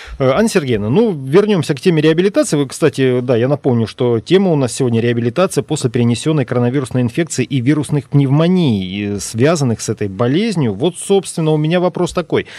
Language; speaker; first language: Russian; native; Russian